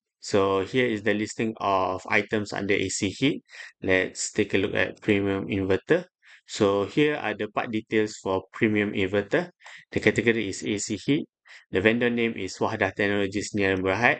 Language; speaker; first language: English; non-native, local second language; Malay